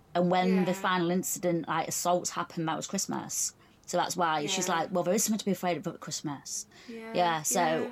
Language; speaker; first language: English; native; English